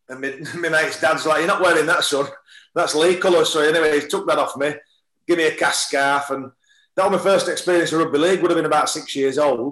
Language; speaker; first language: English; native; English